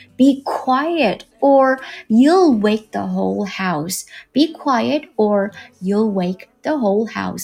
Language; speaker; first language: English; non-native, fluent; Chinese